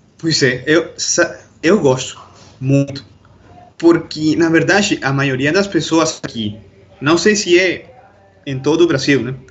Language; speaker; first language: Portuguese; non-native, fluent; Spanish